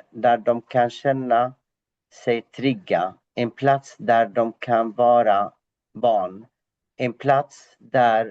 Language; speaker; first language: Swedish; non-native, fluent; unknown